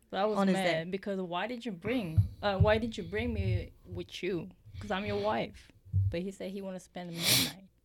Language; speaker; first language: English; non-native, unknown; Korean